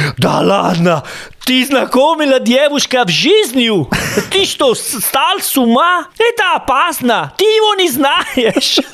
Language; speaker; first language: Russian; non-native, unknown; Italian